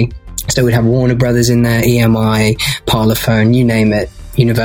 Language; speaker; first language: English; native; English